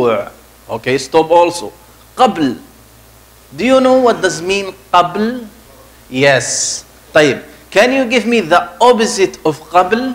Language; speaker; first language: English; non-native, fluent; Arabic